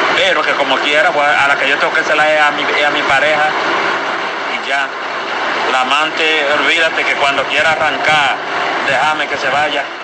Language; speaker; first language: Spanish; early bilingual, heritage; Spanish